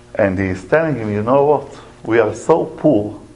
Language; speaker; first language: English; non-native, fluent; Hebrew